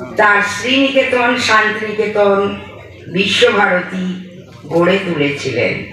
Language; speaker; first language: Bangla; native; Bangla